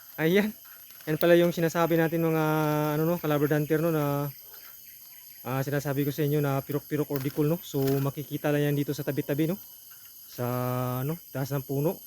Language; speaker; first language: Filipino; non-native, local second language; Cebuano